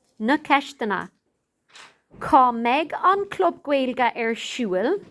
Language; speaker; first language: Irish; non-native, local second language; English